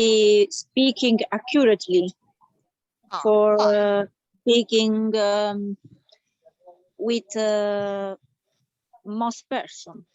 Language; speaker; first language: English; non-native, learner; Italian